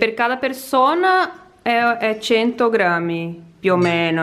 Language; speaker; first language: Italian; non-native, learner; Portuguese